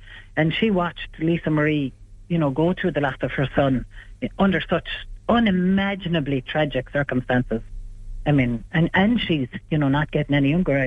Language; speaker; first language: English; native; English